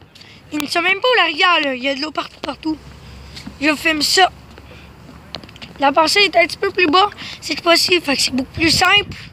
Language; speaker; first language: French; native; French